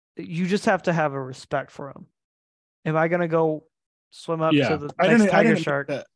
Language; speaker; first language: English; native; English